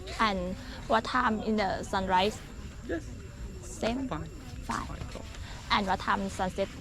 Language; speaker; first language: English; non-native, learner; Thai